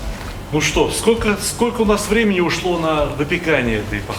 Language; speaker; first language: Russian; native; Russian